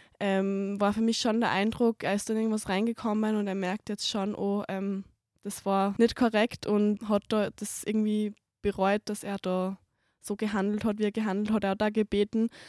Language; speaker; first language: German; native; German